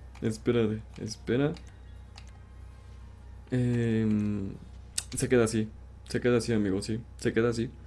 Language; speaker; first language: Spanish; native; Spanish